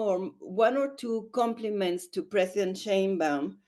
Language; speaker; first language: English; non-native, fluent; Spanish